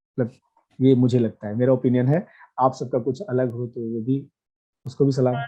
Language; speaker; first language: Hindi; native; Hindi